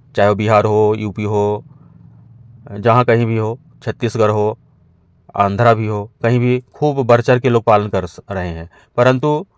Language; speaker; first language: Hindi; native; Hindi